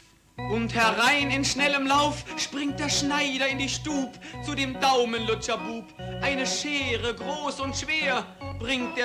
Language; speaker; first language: German; native; German